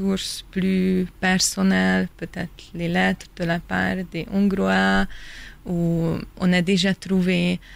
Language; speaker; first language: French; non-native, fluent; Hungarian